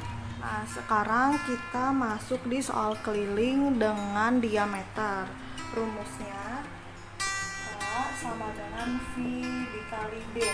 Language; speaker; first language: Indonesian; native; Indonesian